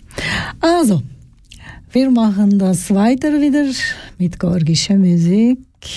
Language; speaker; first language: German; non-native, fluent; Georgian